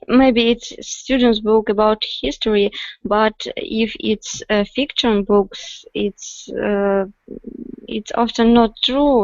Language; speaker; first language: English; non-native, learner; Russian